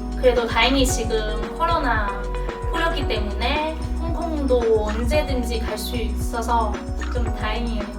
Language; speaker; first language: Korean; non-native, fluent; Cantonese